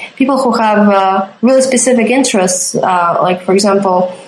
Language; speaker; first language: English; non-native, fluent; Latvian